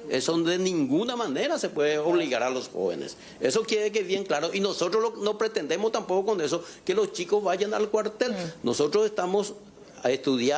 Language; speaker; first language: Spanish; native; Spanish